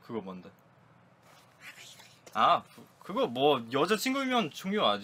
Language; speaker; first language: Korean; non-native, learner; Croatian